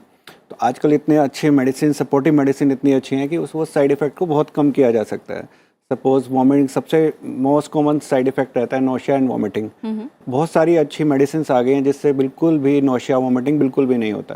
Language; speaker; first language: Hindi; native; Hindi